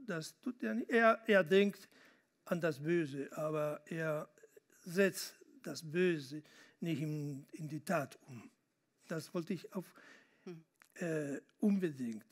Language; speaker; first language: German; non-native, fluent; Spanish